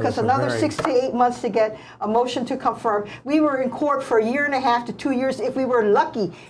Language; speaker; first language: English; native; English